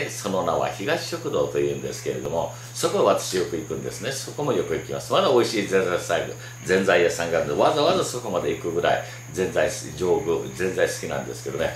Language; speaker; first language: Japanese; native; Japanese